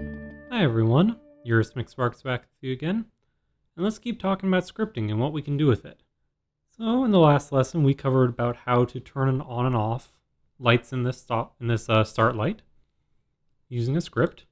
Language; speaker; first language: English; native; English